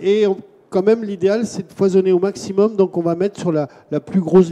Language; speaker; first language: French; native; French